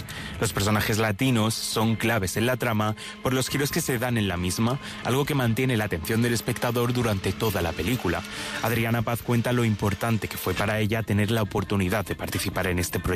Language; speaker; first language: Spanish; native; Spanish